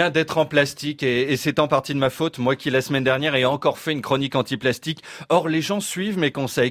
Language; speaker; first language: French; native; French